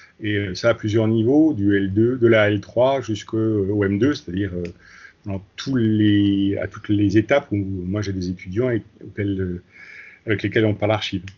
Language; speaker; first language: French; native; French